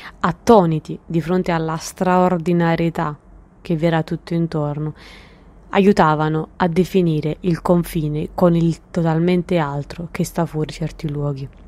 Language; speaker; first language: Italian; native; Italian